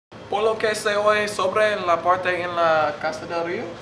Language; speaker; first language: Spanish; non-native, learner; English